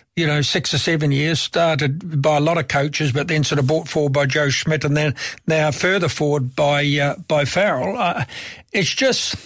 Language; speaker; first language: English; native; English